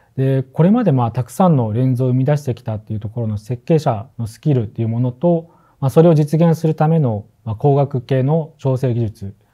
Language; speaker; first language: Japanese; native; Japanese